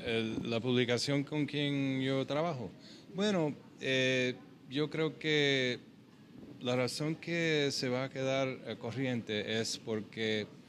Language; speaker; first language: Spanish; early bilingual, heritage; English